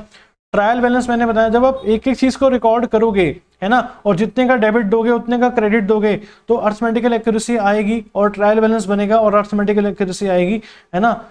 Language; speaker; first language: Hindi; native; Hindi